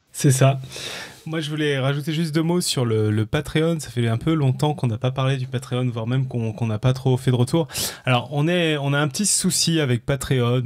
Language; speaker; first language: French; native; French